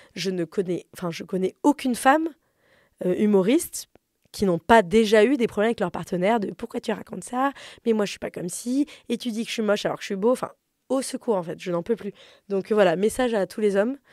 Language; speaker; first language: French; native; French